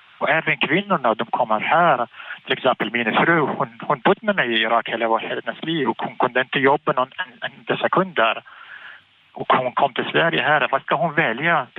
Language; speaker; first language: Swedish; non-native, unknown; Arabic